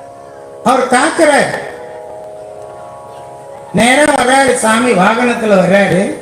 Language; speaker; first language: Tamil; native; Tamil